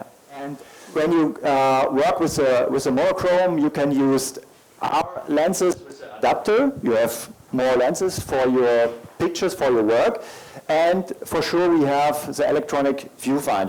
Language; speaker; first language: English; non-native, learner; German